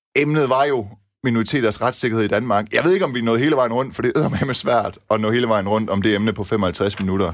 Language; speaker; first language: Danish; early bilingual, other home language; Persian